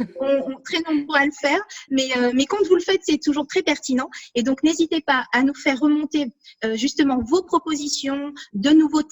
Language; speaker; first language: French; native; French